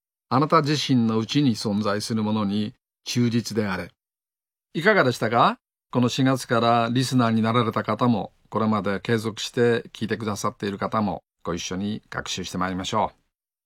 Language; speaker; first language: Japanese; native; Japanese